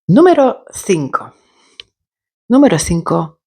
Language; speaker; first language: Spanish; non-native, fluent; Polish